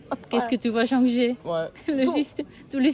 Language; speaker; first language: French; non-native, learner; Korean